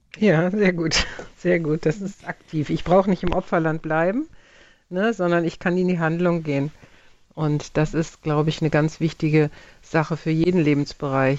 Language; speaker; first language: German; native; German